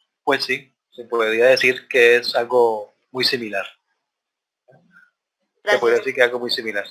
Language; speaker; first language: Spanish; native; Spanish